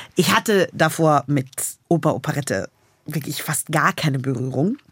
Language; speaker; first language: German; native; German